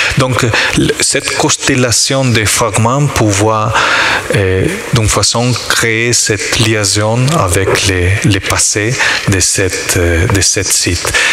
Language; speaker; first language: French; non-native, learner; Italian